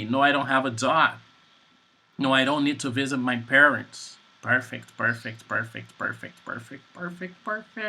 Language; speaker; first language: English; non-native, fluent; Portuguese